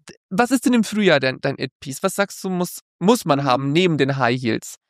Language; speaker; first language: German; native; German